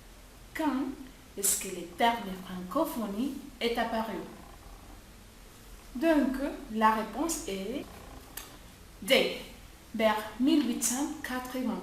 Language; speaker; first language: French; non-native, learner; Spanish